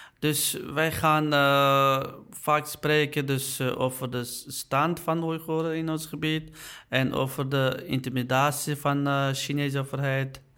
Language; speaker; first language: Dutch; non-native, learner; Uyghur